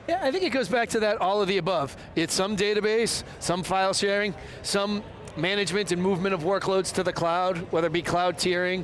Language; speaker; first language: English; native; English